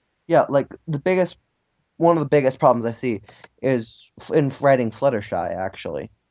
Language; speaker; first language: English; native; English